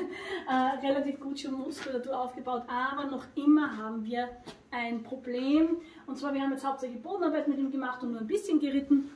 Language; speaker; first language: German; native; German